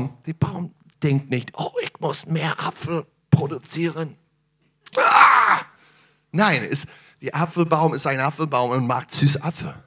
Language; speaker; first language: German; non-native, fluent; English